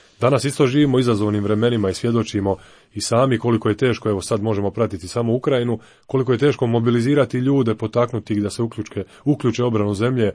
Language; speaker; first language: Croatian; native; Croatian